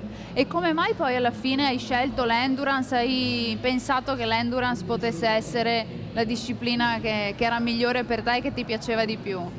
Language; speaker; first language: Italian; native; Italian